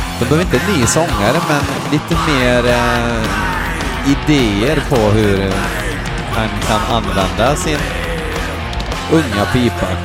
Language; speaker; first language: Swedish; native; Swedish